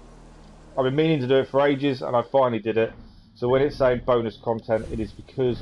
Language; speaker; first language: English; native; English